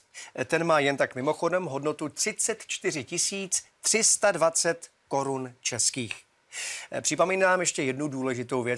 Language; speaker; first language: Czech; native; Czech